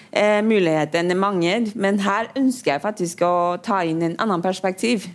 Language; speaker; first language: Norwegian; non-native, fluent; Chinese